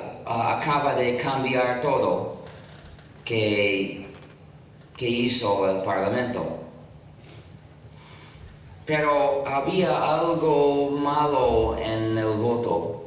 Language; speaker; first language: Spanish; non-native, fluent; English